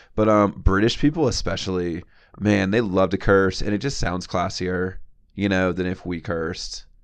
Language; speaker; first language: English; native; English